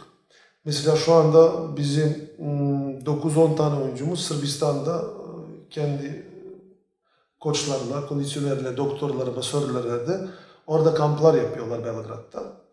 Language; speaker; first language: Turkish; non-native, fluent; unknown